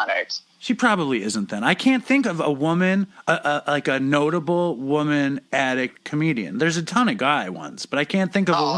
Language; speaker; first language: English; native; English